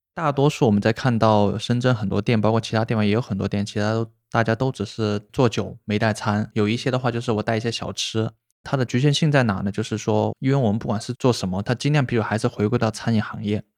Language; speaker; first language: Chinese; native; Chinese